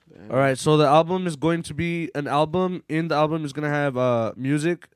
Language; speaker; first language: English; early bilingual, other home language; Spanish